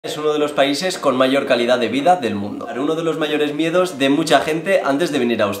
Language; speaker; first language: Spanish; native; Spanish